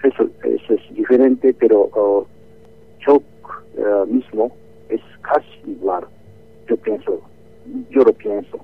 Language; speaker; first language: Spanish; non-native, learner; Japanese